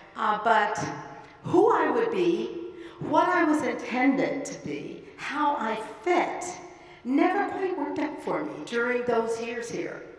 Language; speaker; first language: English; native; English